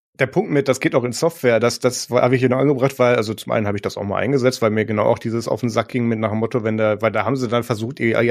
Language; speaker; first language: German; native; German